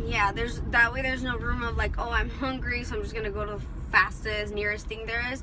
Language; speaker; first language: English; native; English